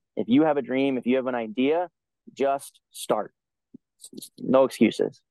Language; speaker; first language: English; native; English